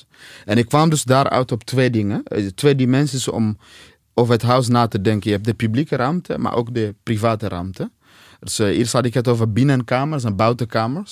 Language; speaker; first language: Dutch; non-native, fluent; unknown